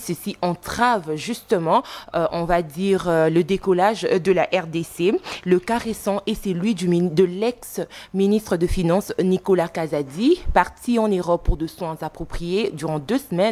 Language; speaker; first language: French; non-native, local second language; Lingala